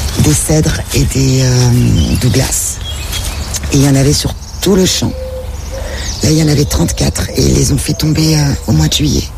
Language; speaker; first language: French; native; French